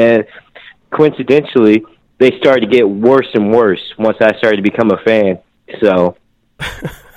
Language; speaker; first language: English; native; English